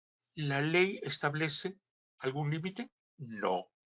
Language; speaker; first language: Spanish; native; Spanish